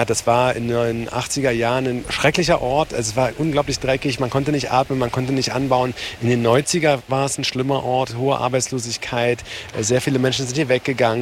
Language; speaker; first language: German; native; German